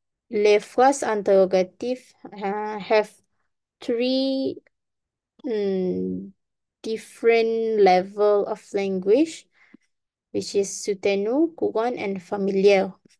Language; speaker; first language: English; non-native, local second language; Malay